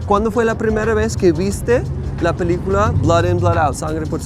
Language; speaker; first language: Spanish; non-native, fluent; English